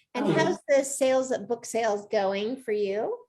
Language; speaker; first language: English; native; English